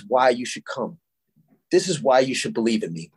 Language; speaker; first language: English; native; English